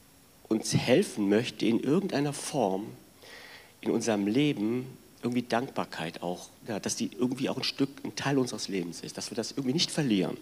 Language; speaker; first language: German; native; German